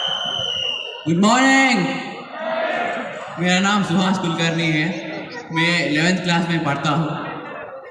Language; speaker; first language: Hindi; non-native, local second language; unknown